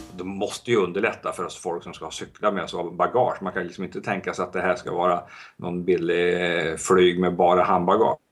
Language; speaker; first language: Swedish; native; Swedish